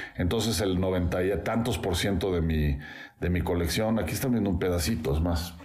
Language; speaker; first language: Spanish; native; Spanish